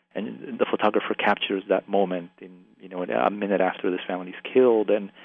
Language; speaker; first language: English; early bilingual, other home language; Spanish